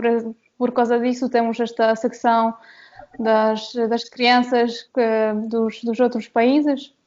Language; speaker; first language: Portuguese; non-native, fluent; Polish